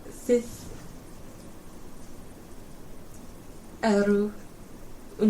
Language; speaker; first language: Icelandic; non-native, learner; English